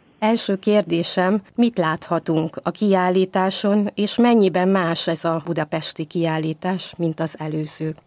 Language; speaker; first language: Hungarian; native; Hungarian